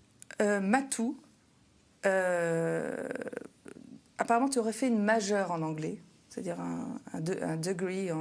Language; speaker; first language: French; native; French